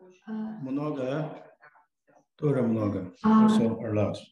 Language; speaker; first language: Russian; non-native, learner; Chinese